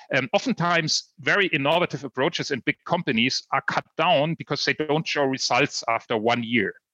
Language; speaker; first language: English; non-native, fluent; German